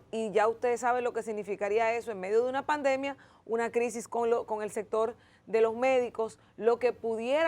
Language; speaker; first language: Spanish; native; Spanish